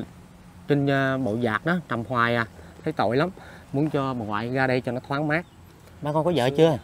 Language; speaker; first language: Vietnamese; native; Vietnamese